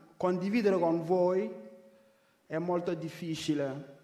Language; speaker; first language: Italian; non-native, fluent; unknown